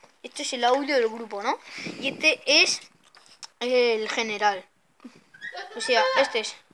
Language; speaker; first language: Spanish; native; Spanish